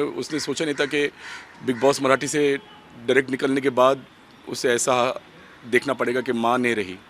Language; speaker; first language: Hindi; native; Hindi